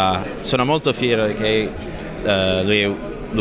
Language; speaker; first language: Italian; non-native, learner; English